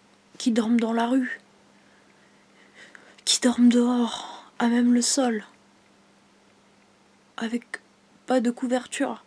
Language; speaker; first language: French; native; French